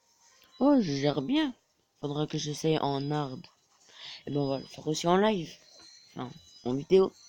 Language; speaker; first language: French; native; French